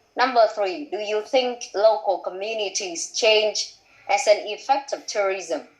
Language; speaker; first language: English; non-native, fluent; Vietnamese